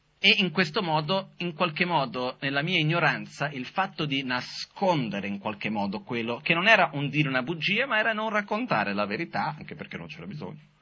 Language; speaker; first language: Italian; non-native, fluent; Portuguese